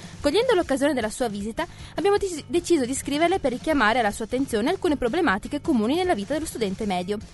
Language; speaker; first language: Italian; native; Italian